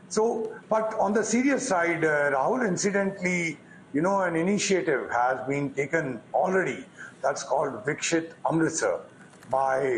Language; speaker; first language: English; non-native, local second language; Punjabi